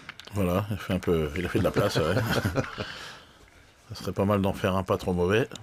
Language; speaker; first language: French; native; French